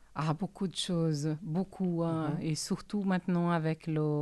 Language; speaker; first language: French; non-native, fluent; Portuguese